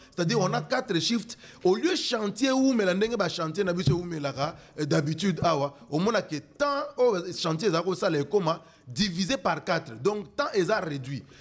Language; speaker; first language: French; non-native, local second language; Lingala